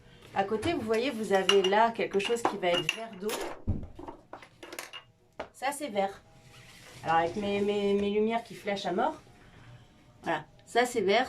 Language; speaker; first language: French; native; French